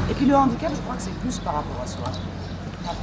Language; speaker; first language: French; early bilingual, other home language; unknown